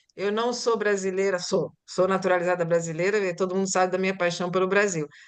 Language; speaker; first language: Portuguese; early bilingual, other home language; Italian